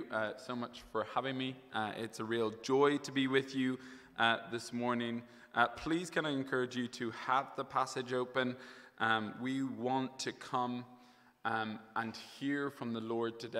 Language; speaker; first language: English; native; English